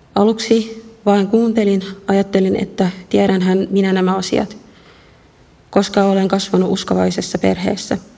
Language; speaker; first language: Finnish; early bilingual, other home language; Arabic